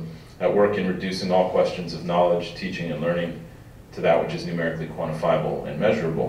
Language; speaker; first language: English; native; English